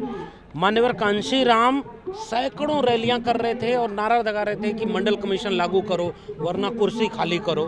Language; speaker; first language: Hindi; native; Hindi